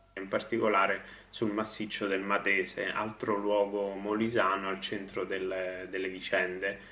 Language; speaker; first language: Italian; native; Italian